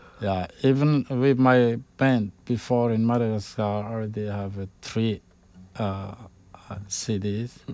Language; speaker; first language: English; non-native, fluent; Malagasy